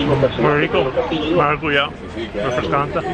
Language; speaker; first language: Spanish; non-native, fluent; Italian